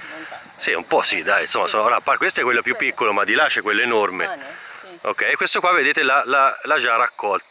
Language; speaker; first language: Italian; native; Italian